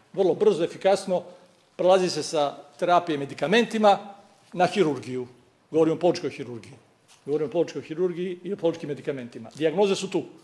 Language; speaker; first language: Serbian; native; Serbian